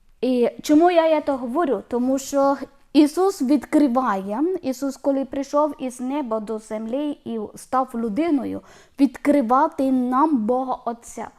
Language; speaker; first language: Ukrainian; non-native, learner; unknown